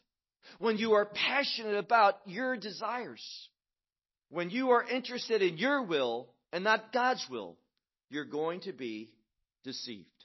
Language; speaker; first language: English; native; English